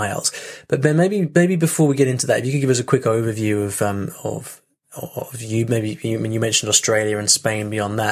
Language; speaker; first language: English; native; English